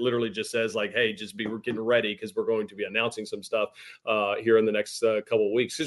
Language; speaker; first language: English; native; English